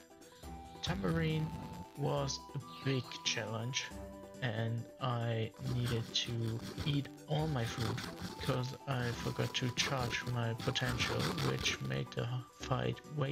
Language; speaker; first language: English; non-native, fluent; German